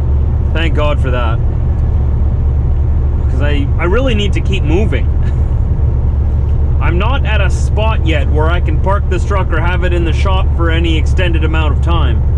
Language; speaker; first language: English; native; English